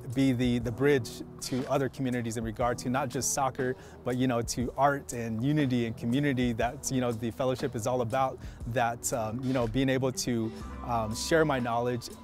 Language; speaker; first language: English; native; English